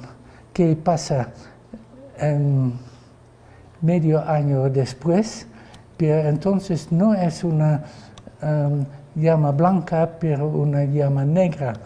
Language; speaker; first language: Spanish; non-native, fluent; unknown